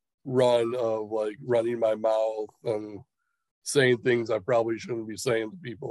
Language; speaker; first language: English; native; English